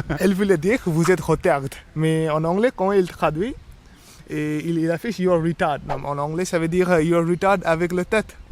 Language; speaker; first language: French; non-native, learner; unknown